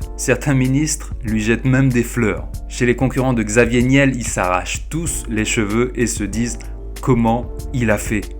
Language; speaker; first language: French; native; French